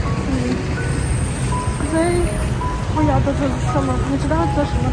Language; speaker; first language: Chinese; non-native, learner; Russian